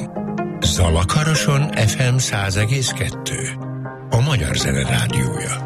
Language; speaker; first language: Hungarian; native; Hungarian